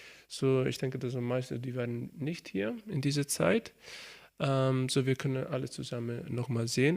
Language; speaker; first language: German; non-native, learner; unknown